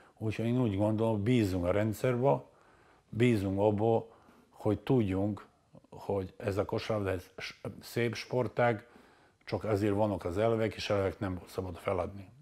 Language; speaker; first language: Hungarian; non-native, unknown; Serbian